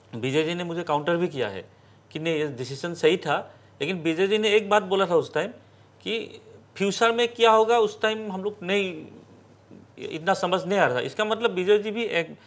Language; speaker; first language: Hindi; non-native, local second language; Assamese